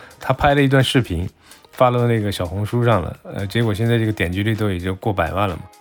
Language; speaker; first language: Chinese; non-native, fluent; Japanese